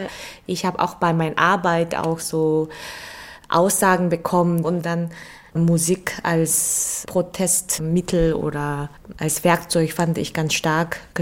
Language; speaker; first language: German; non-native, fluent; Korean